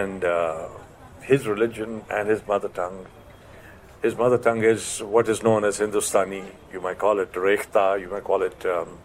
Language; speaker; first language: English; non-native, local second language; Punjabi